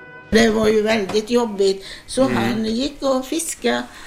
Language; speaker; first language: Swedish; non-native, fluent; Italian